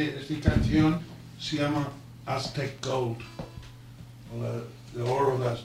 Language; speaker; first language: Spanish; non-native, learner; English